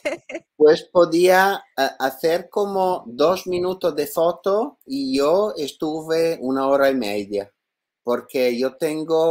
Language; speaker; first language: Spanish; non-native, learner; Italian